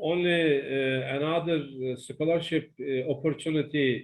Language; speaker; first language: English; non-native, learner; Turkish